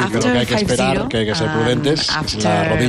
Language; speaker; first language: Spanish; native; Spanish